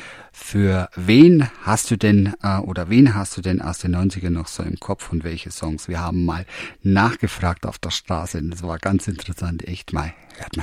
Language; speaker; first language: German; native; German